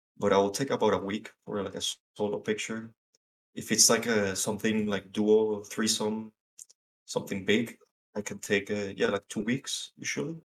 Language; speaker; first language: English; non-native, fluent; Spanish